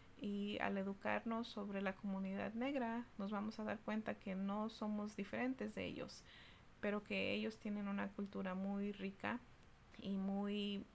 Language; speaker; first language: Spanish; early bilingual, heritage; Spanish